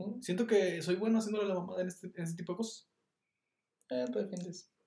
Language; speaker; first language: Spanish; native; Spanish